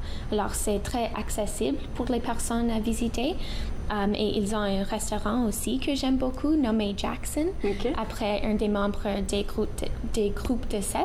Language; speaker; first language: French; non-native, local second language; English